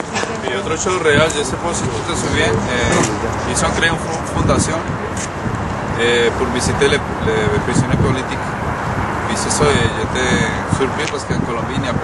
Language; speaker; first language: French; non-native, learner; Spanish